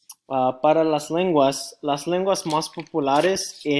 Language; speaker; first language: Spanish; non-native, learner; English